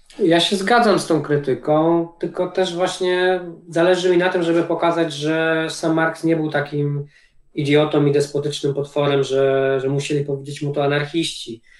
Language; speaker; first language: Polish; native; Polish